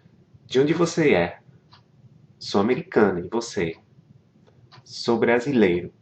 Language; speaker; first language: Portuguese; non-native, fluent; English